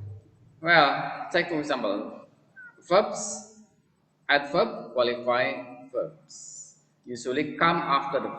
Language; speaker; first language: English; non-native, fluent; Indonesian